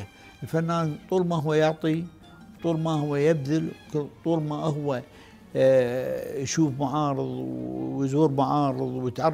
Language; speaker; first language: Arabic; native; Arabic